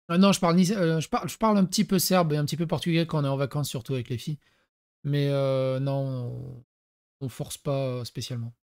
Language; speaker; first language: French; early bilingual, other home language; Serbian